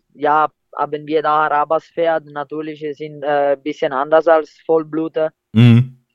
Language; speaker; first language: German; non-native, fluent; Italian